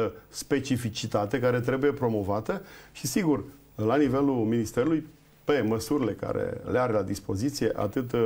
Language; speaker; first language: Romanian; native; Romanian